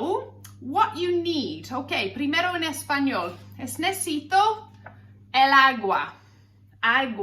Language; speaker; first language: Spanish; non-native, learner; English